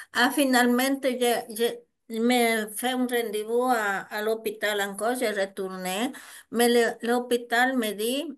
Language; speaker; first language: French; non-native, learner; Spanish